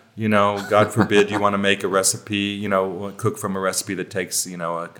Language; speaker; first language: English; native; English